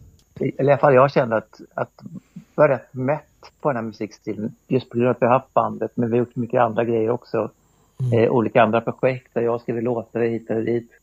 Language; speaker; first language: Swedish; native; Swedish